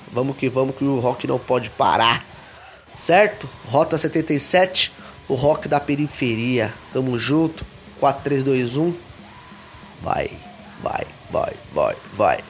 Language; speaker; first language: Portuguese; native; Portuguese